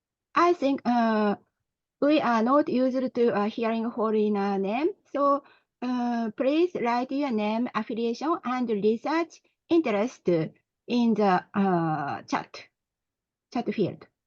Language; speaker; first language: English; non-native, learner; Japanese